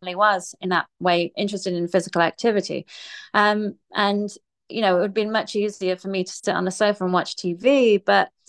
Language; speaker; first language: English; native; English